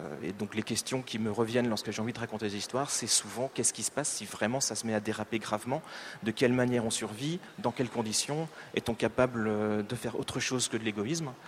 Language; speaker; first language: French; native; French